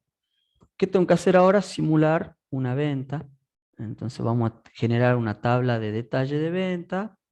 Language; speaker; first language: Spanish; native; Spanish